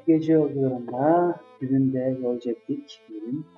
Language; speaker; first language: Turkish; native; Turkish